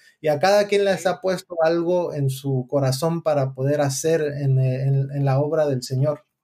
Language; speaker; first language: Spanish; early bilingual, heritage; Spanish